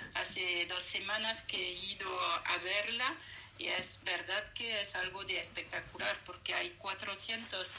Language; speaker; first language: Spanish; non-native, fluent; French